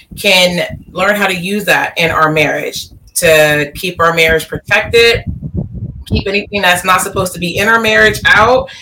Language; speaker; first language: English; native; English